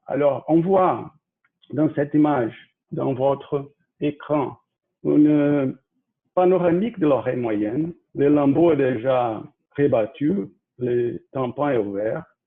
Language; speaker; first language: French; non-native, fluent; Portuguese